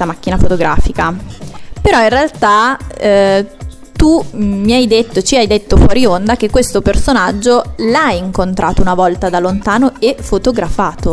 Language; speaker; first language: Italian; native; Italian